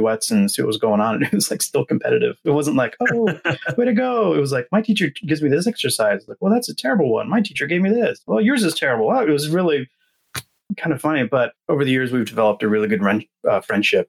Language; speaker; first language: English; native; English